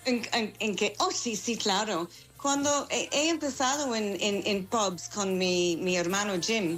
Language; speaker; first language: Spanish; non-native, fluent; English